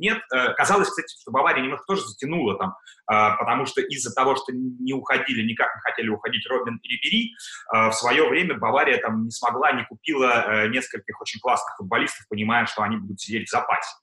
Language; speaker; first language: Russian; native; Russian